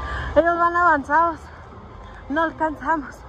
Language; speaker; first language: Spanish; early bilingual, other home language; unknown